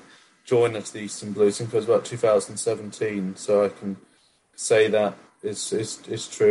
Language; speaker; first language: English; native; English